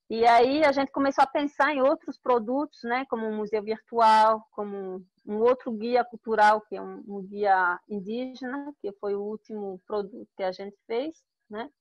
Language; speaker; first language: Portuguese; non-native, fluent; French